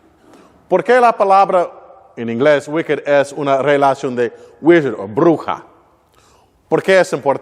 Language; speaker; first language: Spanish; non-native, learner; English